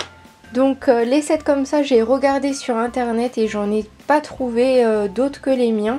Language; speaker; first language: French; native; French